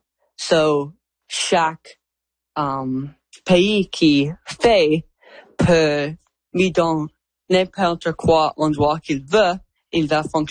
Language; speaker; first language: French; non-native, local second language; English